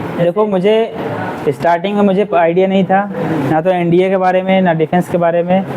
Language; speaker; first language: Hindi; native; Hindi